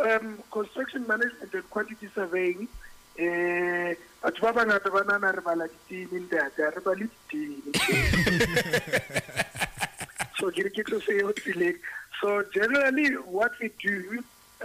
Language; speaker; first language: English; non-native, local second language; Southern Sotho